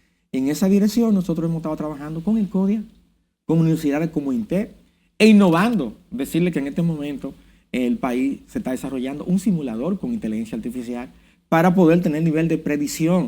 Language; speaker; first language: Spanish; native; Spanish